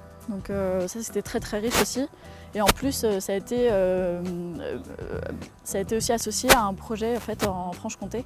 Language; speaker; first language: French; native; French